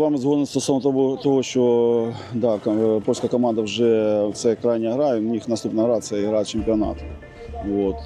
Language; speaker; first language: Ukrainian; native; Ukrainian